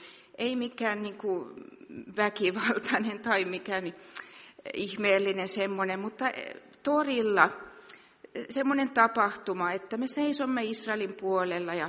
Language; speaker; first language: Finnish; non-native, local second language; Swedish